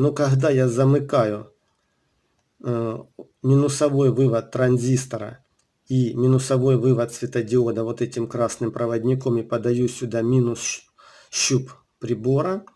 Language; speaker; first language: Russian; native; Russian